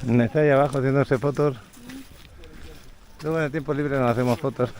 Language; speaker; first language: Spanish; native; Spanish